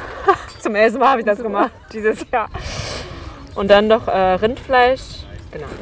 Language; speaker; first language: German; non-native, fluent; Chinese